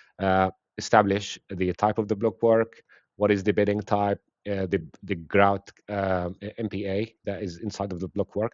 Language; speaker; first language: English; non-native, fluent; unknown